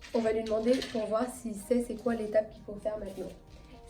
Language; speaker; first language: French; native; French